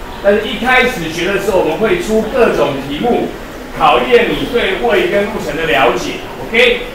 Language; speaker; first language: Chinese; native; Chinese